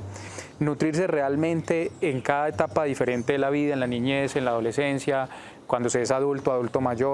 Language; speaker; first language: Spanish; native; Spanish